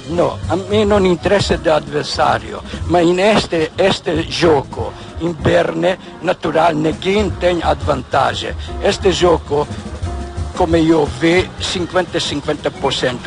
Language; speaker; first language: Portuguese; non-native, learner; Hungarian